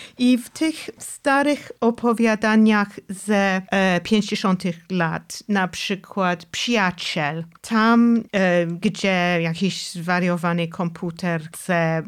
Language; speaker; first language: Polish; non-native, fluent; English